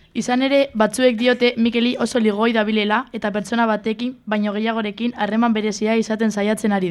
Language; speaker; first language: Basque; non-native, local second language; Spanish